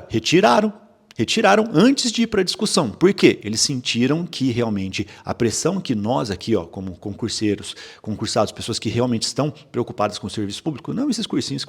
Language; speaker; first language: Portuguese; native; Portuguese